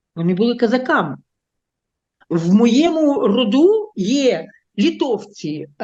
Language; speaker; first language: Ukrainian; non-native, local second language; Russian